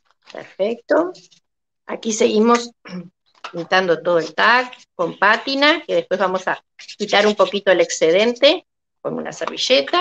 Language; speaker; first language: Spanish; native; Spanish